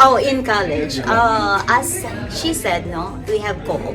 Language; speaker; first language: English; non-native, local second language; Hindi